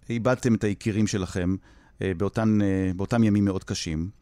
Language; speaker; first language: Hebrew; native; Hebrew